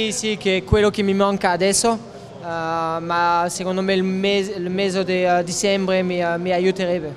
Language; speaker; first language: Italian; non-native, fluent; French